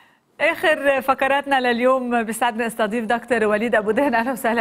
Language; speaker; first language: Arabic; native; Arabic